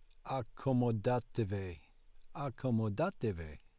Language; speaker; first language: Italian; non-native, learner; English